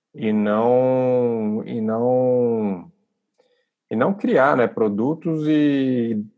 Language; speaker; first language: Portuguese; native; Portuguese